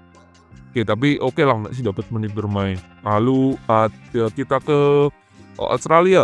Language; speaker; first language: Indonesian; native; Indonesian